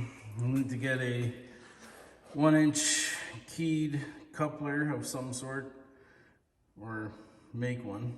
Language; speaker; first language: English; native; English